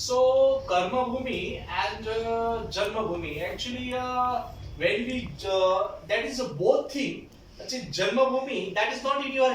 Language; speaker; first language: English; non-native, local second language; Marathi